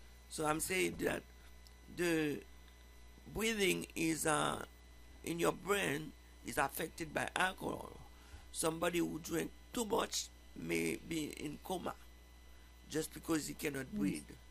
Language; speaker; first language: English; non-native, fluent; Haitian Creole